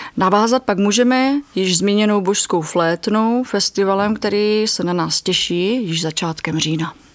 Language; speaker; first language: Czech; native; Czech